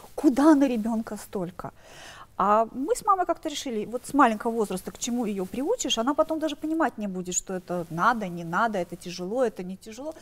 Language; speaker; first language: Russian; native; Russian